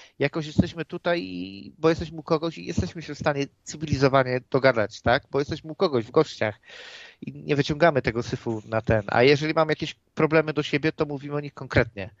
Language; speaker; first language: Polish; native; Polish